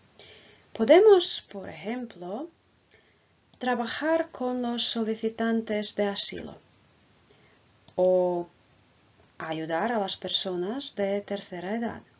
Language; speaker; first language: Spanish; non-native, fluent; Croatian